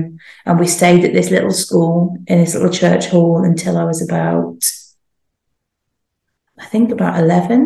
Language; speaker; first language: English; native; English